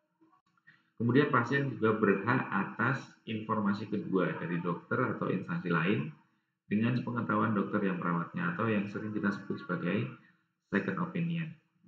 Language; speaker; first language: Indonesian; native; Indonesian